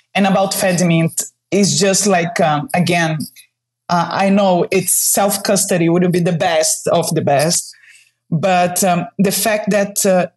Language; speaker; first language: English; non-native, fluent; Portuguese